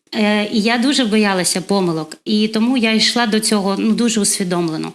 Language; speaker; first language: Ukrainian; non-native, local second language; Russian